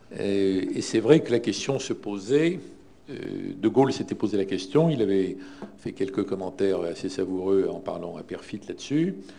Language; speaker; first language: French; native; French